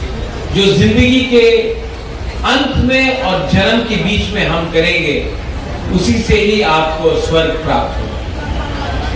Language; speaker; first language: Hindi; non-native, local second language; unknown